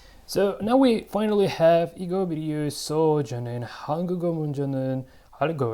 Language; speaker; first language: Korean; non-native, learner; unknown